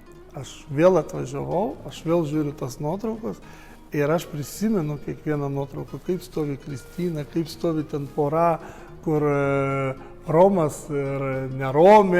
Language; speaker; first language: Lithuanian; non-native, local second language; Romany